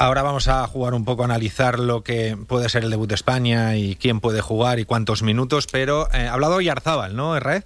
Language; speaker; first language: Spanish; native; Spanish